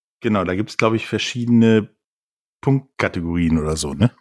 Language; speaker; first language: German; native; German